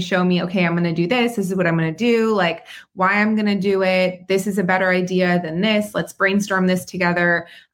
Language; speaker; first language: English; native; English